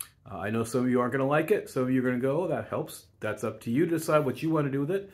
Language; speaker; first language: English; native; English